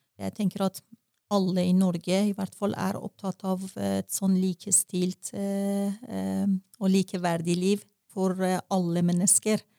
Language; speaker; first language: Norwegian; non-native, fluent; Persian